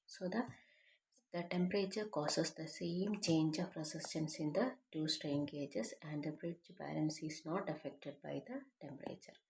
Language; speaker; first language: English; non-native, local second language; Malayalam